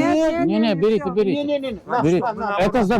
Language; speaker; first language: Russian; non-native, learner; Lithuanian